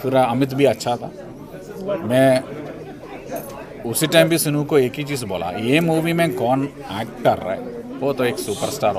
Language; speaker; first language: Hindi; non-native, local second language; Malayalam